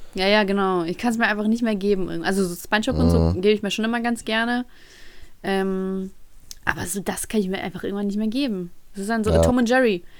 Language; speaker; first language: German; early bilingual, other home language; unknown